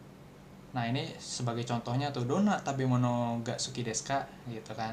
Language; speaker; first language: Indonesian; native; Indonesian